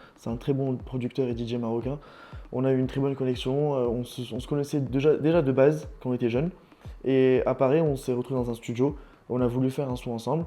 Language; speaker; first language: French; non-native, local second language; Arabic